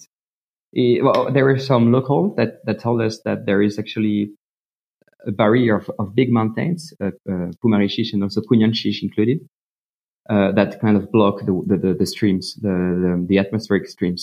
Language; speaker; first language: English; non-native, fluent; French